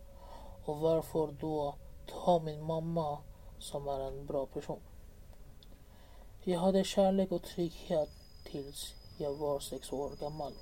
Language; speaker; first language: Swedish; non-native, learner; Persian